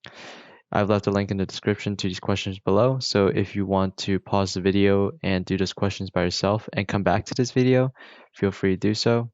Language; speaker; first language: English; native; English